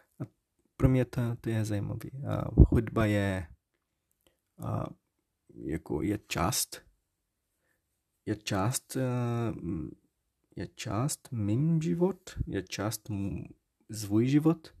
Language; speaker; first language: Czech; non-native, learner; Portuguese